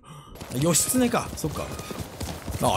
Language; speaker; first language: Japanese; native; Japanese